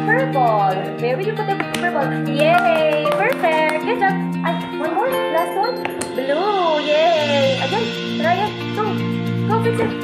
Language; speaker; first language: English; non-native, local second language; Filipino